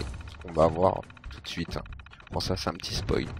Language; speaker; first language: French; native; French